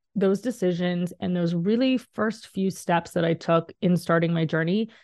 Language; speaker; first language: English; native; English